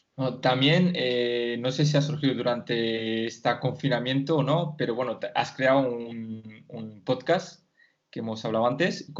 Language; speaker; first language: Spanish; native; Spanish